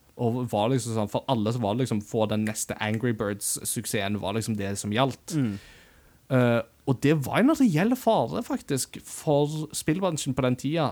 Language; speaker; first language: Norwegian; native; Norwegian